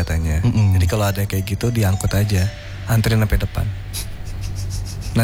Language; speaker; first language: Indonesian; native; Indonesian